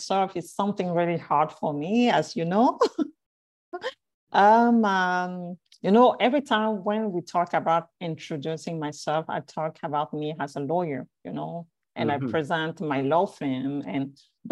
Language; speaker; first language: English; non-native, fluent; French